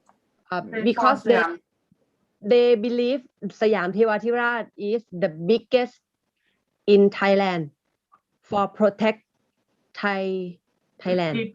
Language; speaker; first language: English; non-native, learner; Thai